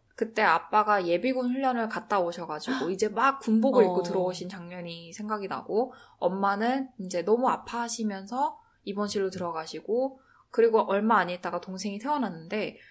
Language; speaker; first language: Korean; native; Korean